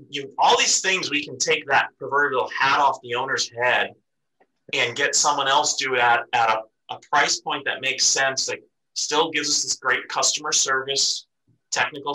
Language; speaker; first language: English; native; English